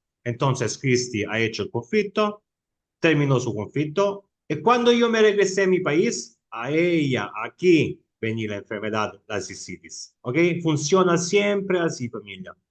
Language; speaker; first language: Spanish; non-native, fluent; Italian